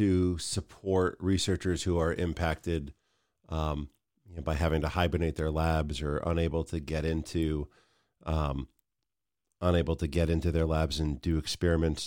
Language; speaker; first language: English; native; English